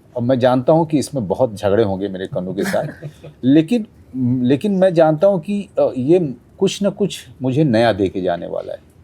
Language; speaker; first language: Hindi; native; Hindi